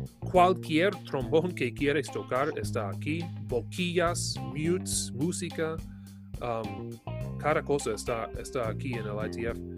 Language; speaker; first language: Spanish; non-native, learner; English